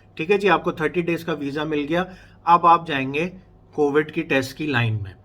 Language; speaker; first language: Urdu; native; Urdu